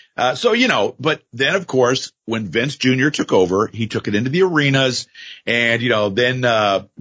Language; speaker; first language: English; native; English